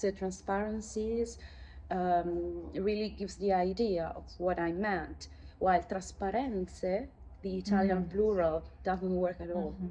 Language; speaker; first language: English; non-native, fluent; Italian